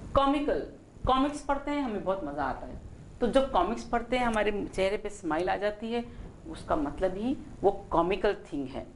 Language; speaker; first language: Hindi; native; Hindi